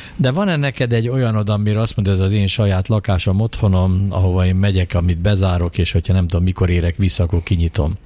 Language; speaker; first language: Hungarian; native; Hungarian